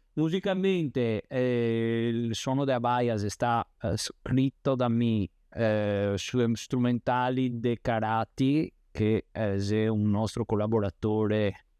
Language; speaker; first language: Italian; native; Italian